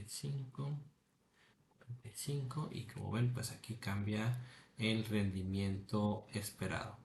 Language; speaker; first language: Spanish; native; Spanish